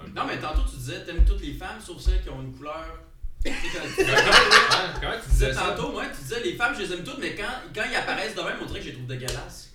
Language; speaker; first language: French; native; French